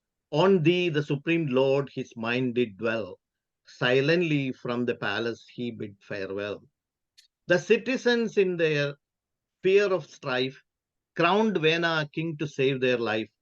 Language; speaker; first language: English; non-native, local second language; Malayalam